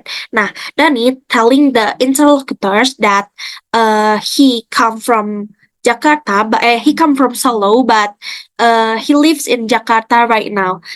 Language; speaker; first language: English; non-native, fluent; Indonesian